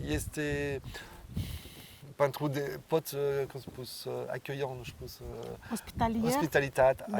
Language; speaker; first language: Romanian; non-native, learner; French